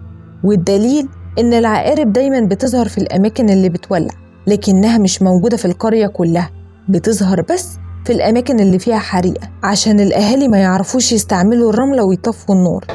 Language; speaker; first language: Arabic; native; Arabic